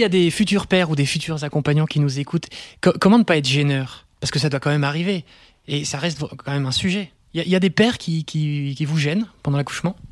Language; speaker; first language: French; native; French